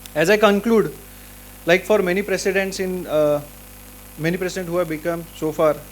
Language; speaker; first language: English; non-native, local second language; Marathi